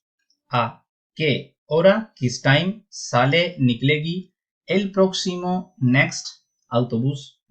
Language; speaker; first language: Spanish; non-native, fluent; Urdu